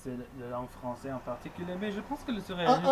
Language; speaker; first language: French; non-native, local second language; English